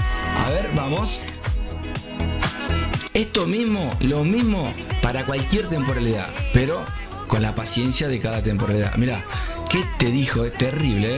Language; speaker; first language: Spanish; native; Spanish